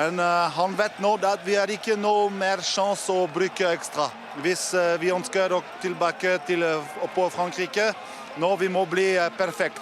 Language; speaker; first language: Norwegian; non-native, fluent; French